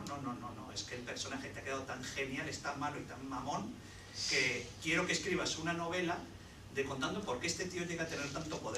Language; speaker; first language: Spanish; native; Spanish